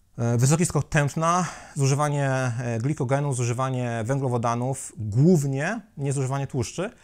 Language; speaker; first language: Polish; native; Polish